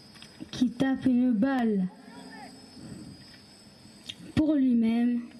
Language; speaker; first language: French; native; French